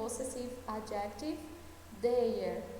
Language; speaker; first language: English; non-native, fluent; Portuguese